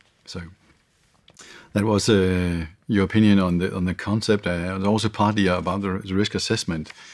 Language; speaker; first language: English; non-native, fluent; Danish